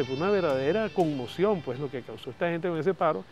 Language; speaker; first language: Spanish; native; Spanish